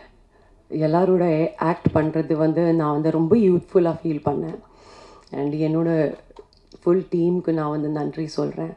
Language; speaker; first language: Tamil; non-native, fluent; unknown